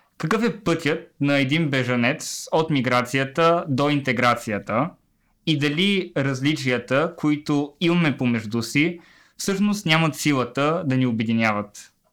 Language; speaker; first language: Bulgarian; native; Bulgarian